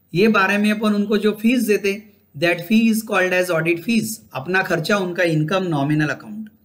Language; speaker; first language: Hindi; non-native, local second language; Marathi